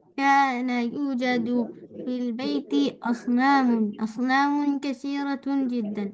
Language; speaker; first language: Arabic; non-native, learner; Bangla